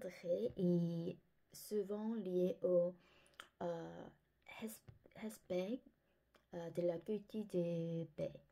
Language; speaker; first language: French; non-native, fluent; Korean